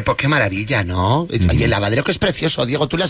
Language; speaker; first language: Spanish; native; Spanish